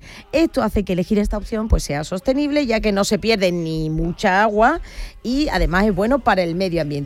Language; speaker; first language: Spanish; native; Spanish